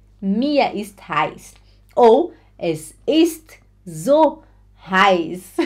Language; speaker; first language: German; non-native, fluent; Portuguese